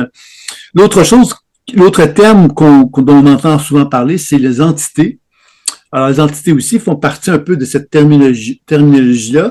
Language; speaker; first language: French; native; French